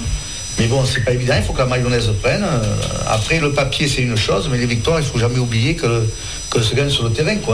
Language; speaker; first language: French; native; French